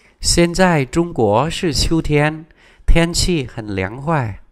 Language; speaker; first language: Chinese; non-native, fluent; Vietnamese